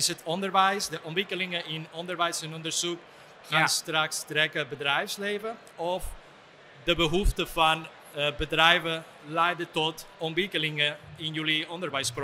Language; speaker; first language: Dutch; non-native, fluent; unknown